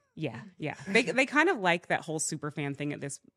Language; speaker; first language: English; native; English